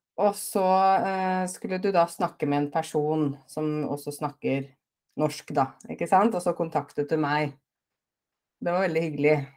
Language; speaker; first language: Norwegian; native; Norwegian